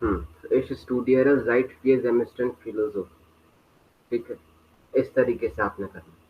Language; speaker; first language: German; non-native, learner; Hindi